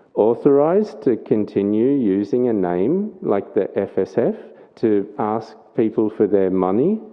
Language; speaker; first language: English; native; English